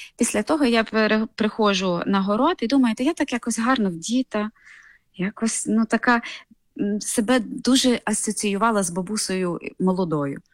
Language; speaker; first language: Ukrainian; native; Ukrainian